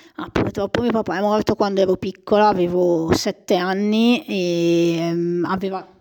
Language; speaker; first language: Italian; native; Italian